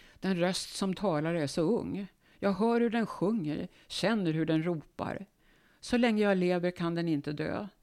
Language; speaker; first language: Swedish; native; Swedish